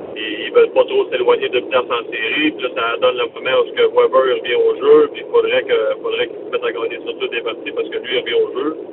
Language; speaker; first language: French; native; French